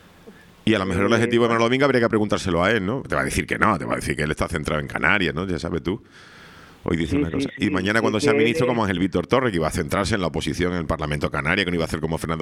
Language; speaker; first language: Spanish; native; Spanish